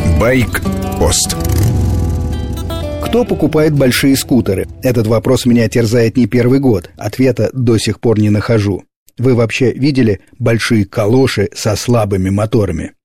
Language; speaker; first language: Russian; native; Russian